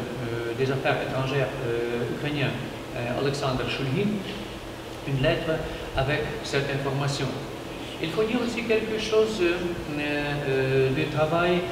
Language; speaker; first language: French; non-native, learner; Ukrainian